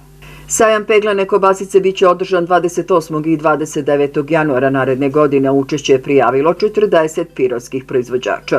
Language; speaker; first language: Serbian; native; Serbian